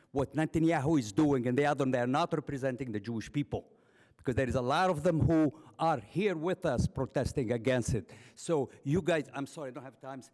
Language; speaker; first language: English; non-native, fluent; Arabic